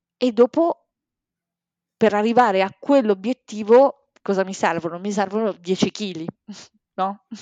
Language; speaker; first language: Italian; native; Italian